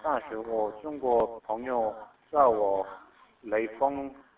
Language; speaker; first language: Chinese; non-native, fluent; Korean